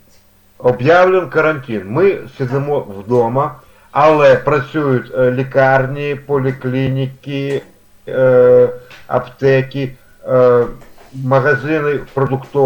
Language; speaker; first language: Ukrainian; non-native, local second language; Russian